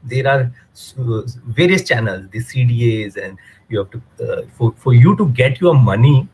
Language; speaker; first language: English; non-native, local second language; Hindi